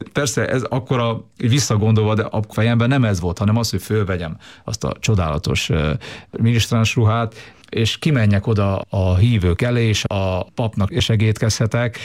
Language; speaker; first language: Hungarian; native; Hungarian